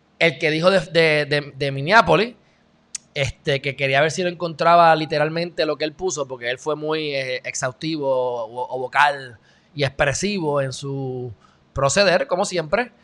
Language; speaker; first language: Spanish; native; Spanish